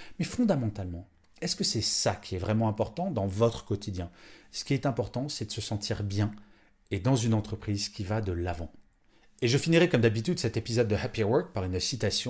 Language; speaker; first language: French; native; French